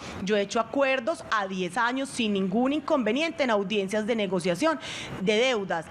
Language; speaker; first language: Spanish; native; Spanish